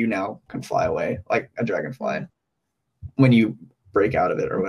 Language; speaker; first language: English; native; English